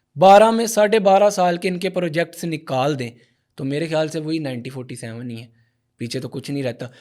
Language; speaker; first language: Urdu; non-native, local second language; Punjabi